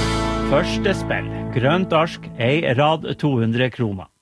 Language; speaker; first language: Norwegian; native; Norwegian